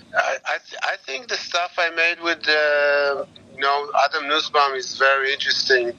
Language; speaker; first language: English; non-native, learner; Hebrew